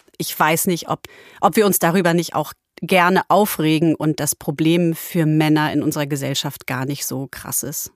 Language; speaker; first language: German; early bilingual, other home language; Polish